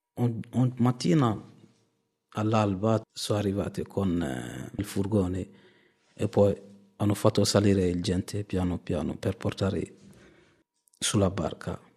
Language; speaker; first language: Italian; non-native, fluent; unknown